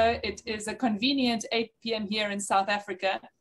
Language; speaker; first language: English; native; English